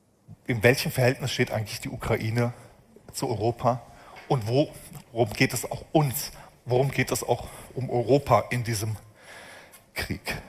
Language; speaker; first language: German; native; German